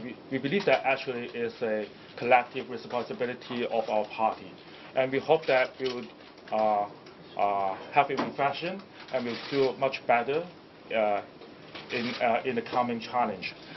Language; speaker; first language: English; non-native, local second language; Cantonese